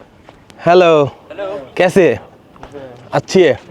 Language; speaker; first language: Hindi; non-native, learner; Bangla